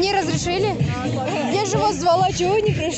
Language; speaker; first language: Russian; non-native, local second language; Kyrgyz